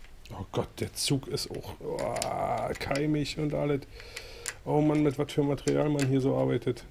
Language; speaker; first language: German; native; German